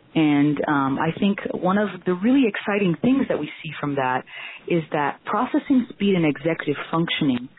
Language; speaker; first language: English; non-native, fluent; Portuguese